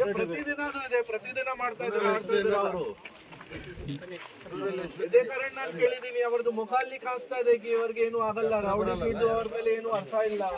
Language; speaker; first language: Kannada; non-native, learner; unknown